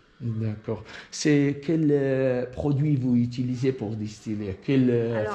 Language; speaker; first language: French; non-native, learner; Kurdish